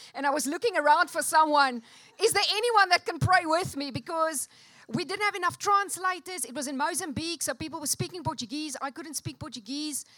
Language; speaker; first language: English; non-native, local second language; Afrikaans